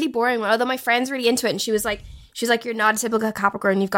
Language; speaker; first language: English; native; English